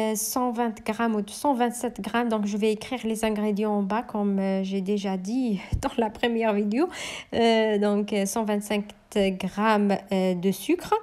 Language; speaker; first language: French; non-native, local second language; Arabic